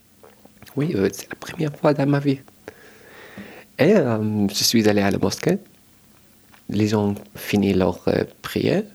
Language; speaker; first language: French; non-native, learner; Arabic